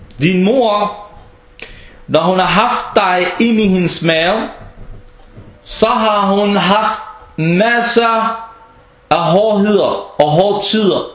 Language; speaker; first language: Danish; non-native, fluent; Arabic